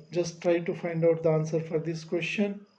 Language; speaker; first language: English; non-native, local second language; Telugu